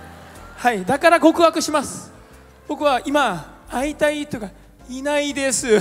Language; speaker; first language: Japanese; non-native, fluent; Korean